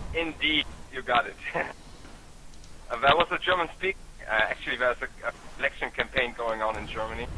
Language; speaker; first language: English; non-native, fluent; German